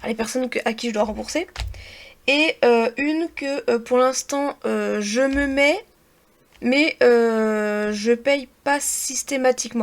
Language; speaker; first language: French; native; French